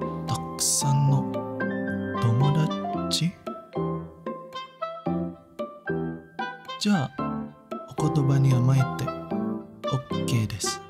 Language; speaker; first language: Japanese; non-native, learner; Indonesian